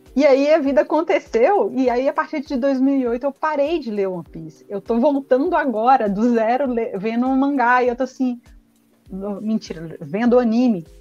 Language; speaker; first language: Portuguese; native; Portuguese